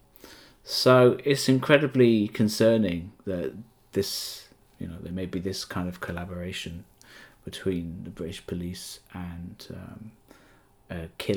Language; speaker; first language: English; native; English